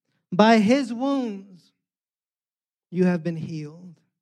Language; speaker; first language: English; early bilingual, other home language; Spanish